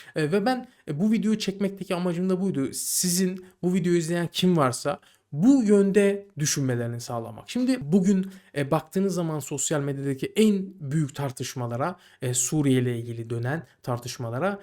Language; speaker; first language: Turkish; native; Turkish